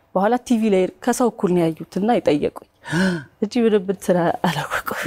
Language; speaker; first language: Amharic; native; Amharic